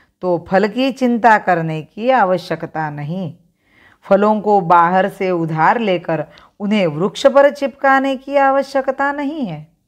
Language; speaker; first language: Hindi; non-native, local second language; Marathi